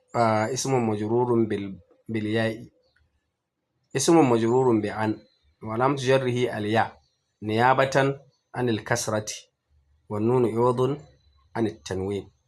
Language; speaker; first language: Arabic; non-native, fluent; Hausa